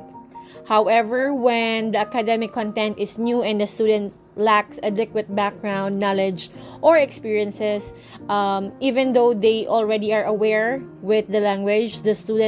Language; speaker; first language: English; non-native, local second language; Filipino